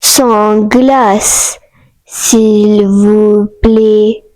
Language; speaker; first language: French; non-native, learner; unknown